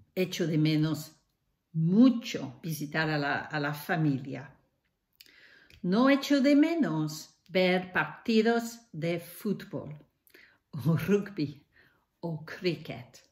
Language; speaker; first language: Spanish; non-native, fluent; English